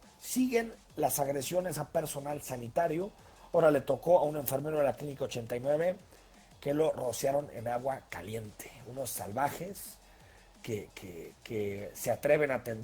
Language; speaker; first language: Spanish; native; Spanish